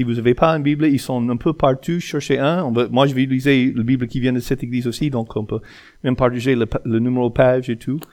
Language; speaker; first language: French; non-native, fluent; English